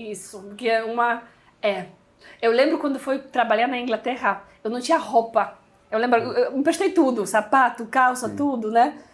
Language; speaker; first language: Portuguese; non-native, fluent; Polish